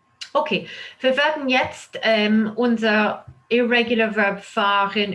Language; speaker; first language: German; non-native, fluent; English